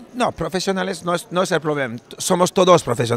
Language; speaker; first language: Spanish; non-native, fluent; French